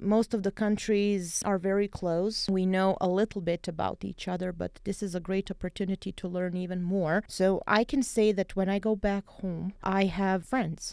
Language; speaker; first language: English; non-native, fluent; Bosnian